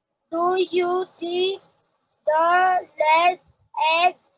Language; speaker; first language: English; non-native, learner; Hindi